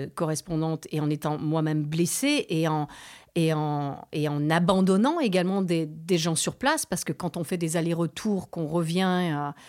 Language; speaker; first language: French; native; French